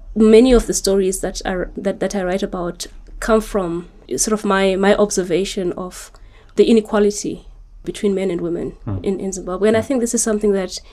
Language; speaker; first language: English; non-native, local second language; Shona